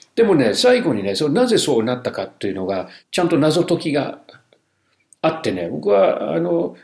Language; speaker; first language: Japanese; non-native, fluent; English